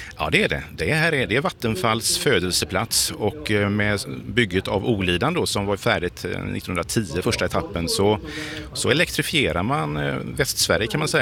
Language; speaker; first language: Swedish; native; Swedish